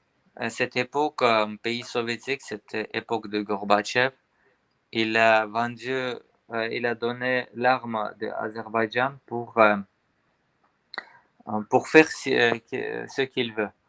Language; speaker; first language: French; non-native, learner; Armenian